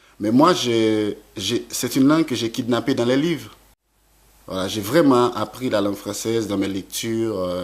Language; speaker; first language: French; non-native, local second language; Haitian Creole